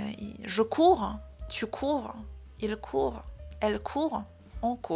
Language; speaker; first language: French; non-native, fluent; Polish